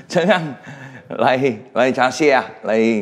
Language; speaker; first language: Chinese; non-native, fluent; Indonesian